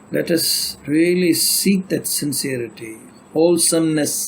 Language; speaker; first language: English; non-native, local second language; Tamil